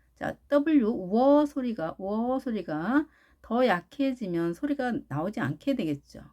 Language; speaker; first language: Korean; native; Korean